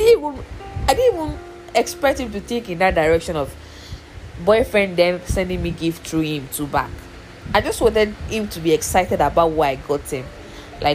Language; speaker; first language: English; non-native, local second language; Yoruba